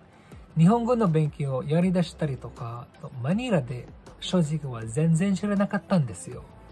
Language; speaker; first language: Japanese; non-native, learner; Filipino